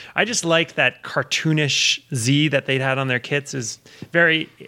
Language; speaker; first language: English; native; English